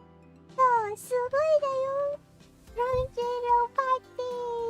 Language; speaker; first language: Japanese; non-native, learner; English